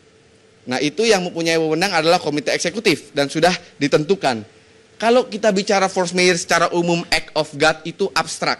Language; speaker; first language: Indonesian; native; Indonesian